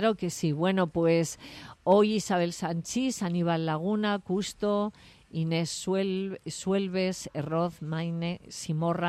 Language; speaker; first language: Spanish; native; Spanish